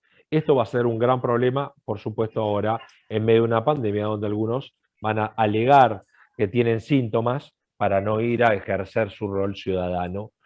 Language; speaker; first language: Spanish; native; Spanish